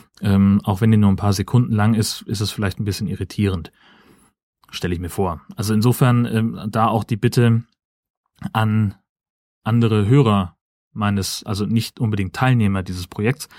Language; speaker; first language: German; native; German